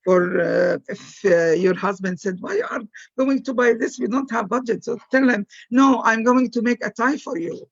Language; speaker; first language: English; non-native, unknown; Arabic